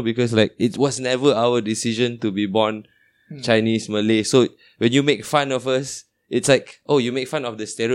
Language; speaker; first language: English; non-native, local second language; Malay